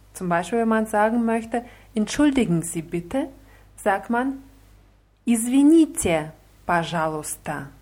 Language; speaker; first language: German; non-native, fluent; Russian